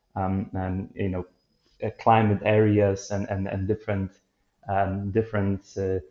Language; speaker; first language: English; non-native, fluent; Polish